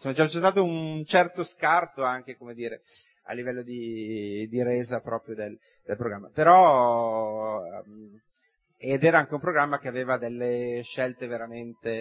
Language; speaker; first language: Italian; native; Italian